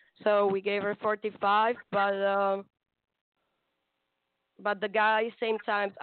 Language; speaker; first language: English; non-native, fluent; Slovak